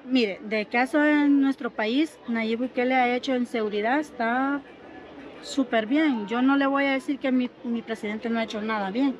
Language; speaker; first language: Spanish; native; Spanish